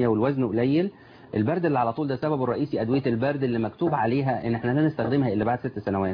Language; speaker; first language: Arabic; native; Arabic